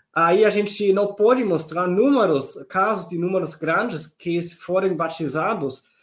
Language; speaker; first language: Portuguese; non-native, fluent; German